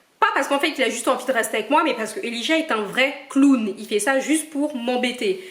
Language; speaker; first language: French; early bilingual, other home language; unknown